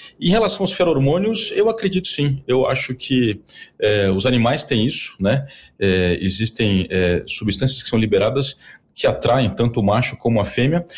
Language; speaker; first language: Portuguese; native; Portuguese